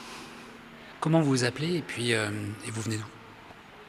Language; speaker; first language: French; native; French